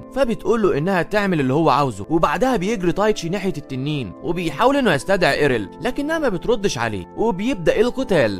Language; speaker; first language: Arabic; native; Arabic